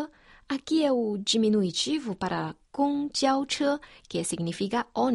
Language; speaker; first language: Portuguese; non-native, fluent; Chinese